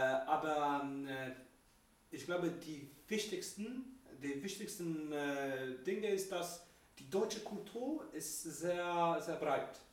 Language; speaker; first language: German; non-native, learner; Polish